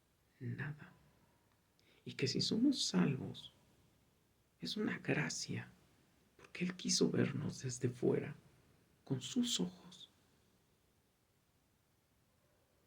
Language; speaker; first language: Spanish; native; Spanish